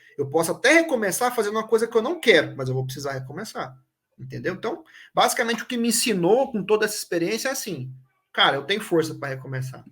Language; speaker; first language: Portuguese; native; Portuguese